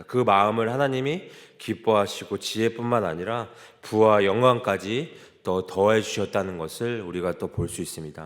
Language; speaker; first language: Korean; native; Korean